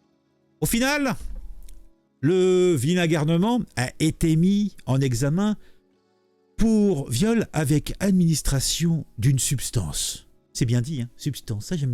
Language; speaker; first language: French; native; French